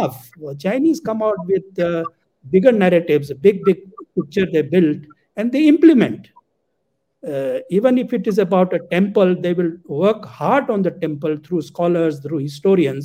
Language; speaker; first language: English; non-native, local second language; Ladakhi